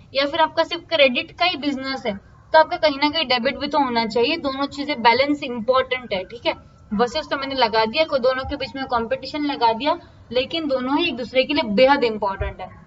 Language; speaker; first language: Hindi; non-native, local second language; Marathi